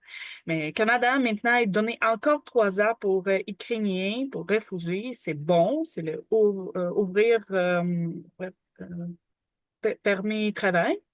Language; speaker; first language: French; non-native, learner; Ukrainian